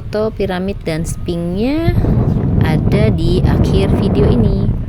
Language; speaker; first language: Indonesian; native; Indonesian